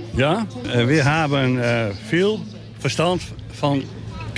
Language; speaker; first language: German; non-native, learner; Dutch